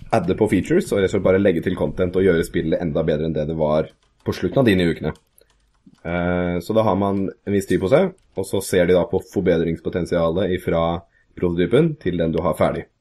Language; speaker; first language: Norwegian; native; Norwegian